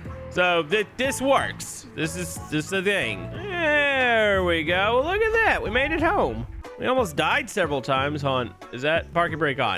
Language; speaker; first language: English; native; English